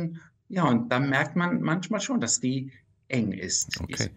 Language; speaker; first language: German; native; German